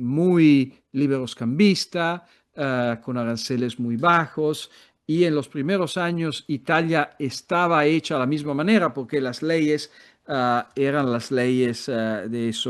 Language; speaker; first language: Spanish; non-native, fluent; Italian